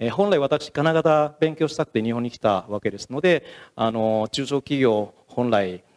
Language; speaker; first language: Japanese; non-native, fluent; Vietnamese